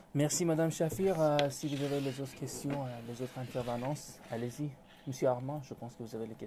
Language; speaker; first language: French; non-native, learner; Persian